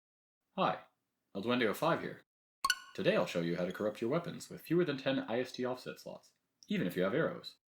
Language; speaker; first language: English; native; English